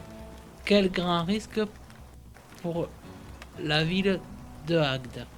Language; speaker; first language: French; native; French